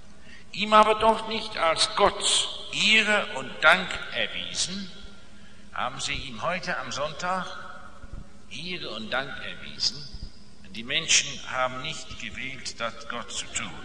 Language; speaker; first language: German; non-native, fluent; English